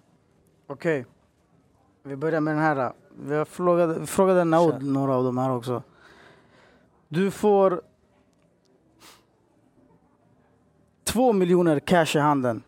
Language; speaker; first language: Swedish; native; Swedish